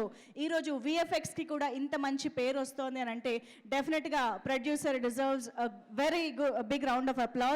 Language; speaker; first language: Telugu; native; Telugu